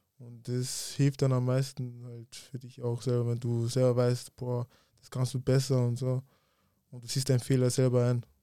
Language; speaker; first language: German; early bilingual, other home language; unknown